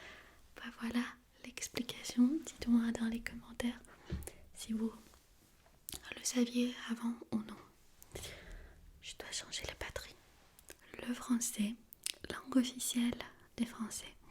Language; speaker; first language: French; non-native, fluent; Armenian